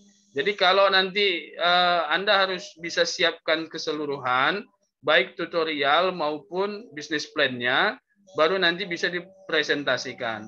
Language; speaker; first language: Indonesian; native; Indonesian